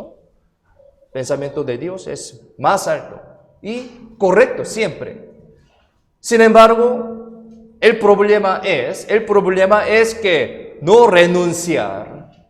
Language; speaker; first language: Spanish; non-native, fluent; Korean